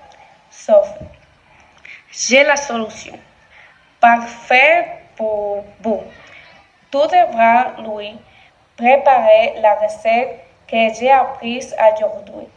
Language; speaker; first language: French; non-native, learner; Spanish